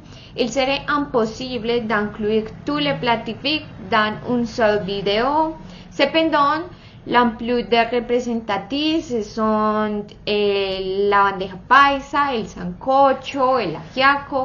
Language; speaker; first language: French; non-native, learner; Spanish